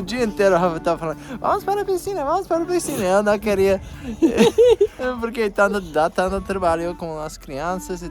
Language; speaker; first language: Portuguese; non-native, fluent; English